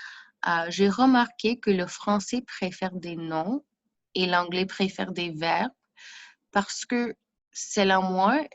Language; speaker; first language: French; non-native, fluent; English